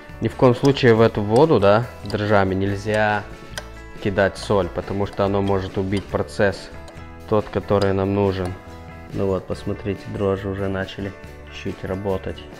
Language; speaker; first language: Russian; early bilingual, heritage; Russian